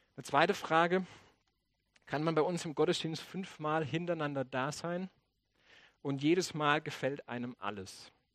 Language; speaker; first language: German; native; German